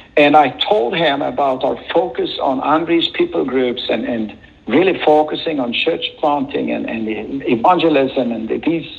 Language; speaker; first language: English; non-native, fluent; Swedish